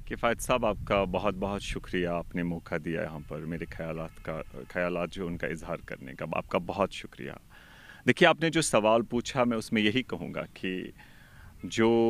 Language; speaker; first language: Hindi; non-native, local second language; Kashmiri